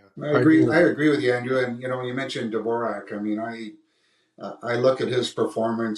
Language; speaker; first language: English; native; English